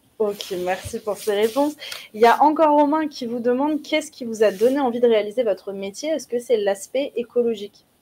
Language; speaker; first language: French; native; French